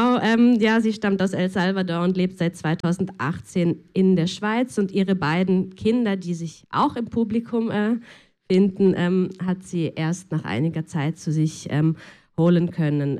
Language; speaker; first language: German; native; German